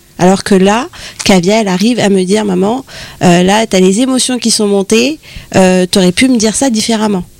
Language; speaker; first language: French; native; French